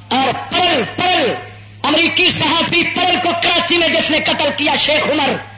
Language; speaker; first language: Urdu; non-native, local second language; Punjabi